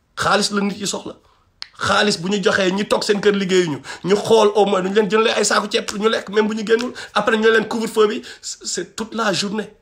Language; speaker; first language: Wolof; non-native, local second language; Fula